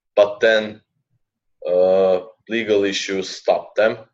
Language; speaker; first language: English; non-native, fluent; Turkish